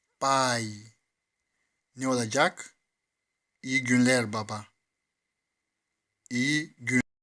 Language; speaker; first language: Turkish; non-native, fluent; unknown